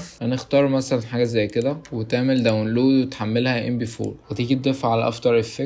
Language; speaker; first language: Arabic; native; Arabic